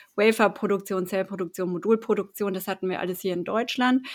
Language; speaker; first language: German; native; German